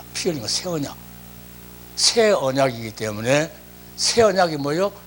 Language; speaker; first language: Korean; native; Korean